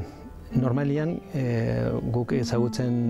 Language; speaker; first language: Basque; non-native, learner; Spanish